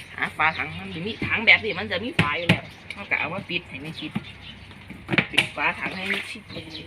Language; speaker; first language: Thai; native; Thai